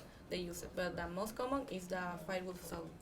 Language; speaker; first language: English; non-native, fluent; Spanish